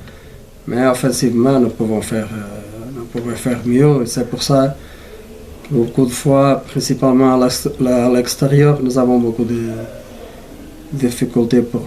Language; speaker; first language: French; non-native, learner; Portuguese